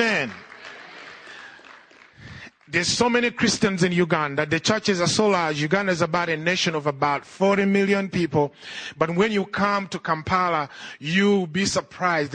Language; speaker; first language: English; non-native, local second language; Ganda